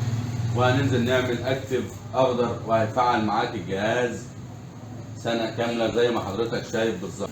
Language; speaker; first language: Arabic; native; Arabic